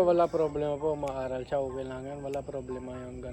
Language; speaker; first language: Filipino; non-native, learner; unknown